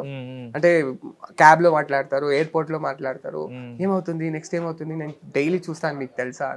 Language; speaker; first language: Telugu; non-native, learner; Kannada